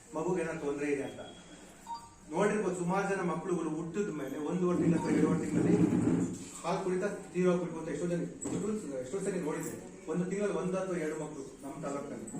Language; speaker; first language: Kannada; native; Kannada